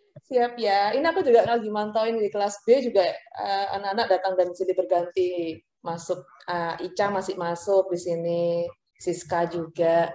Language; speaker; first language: Indonesian; native; Indonesian